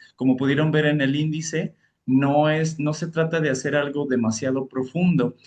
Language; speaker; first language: Spanish; native; Spanish